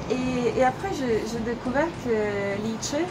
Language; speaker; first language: French; non-native, fluent; Italian